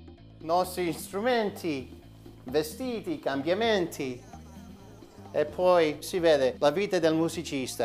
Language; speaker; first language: Italian; early bilingual, heritage; Italian